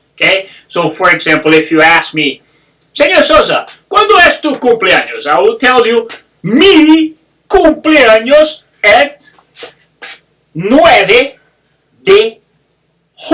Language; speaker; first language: Spanish; non-native, fluent; English